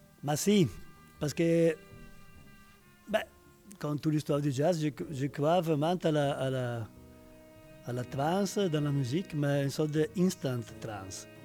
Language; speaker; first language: French; non-native, fluent; Italian